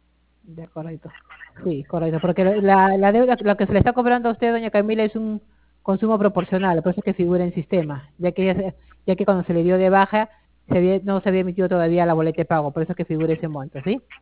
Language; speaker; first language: Spanish; native; Spanish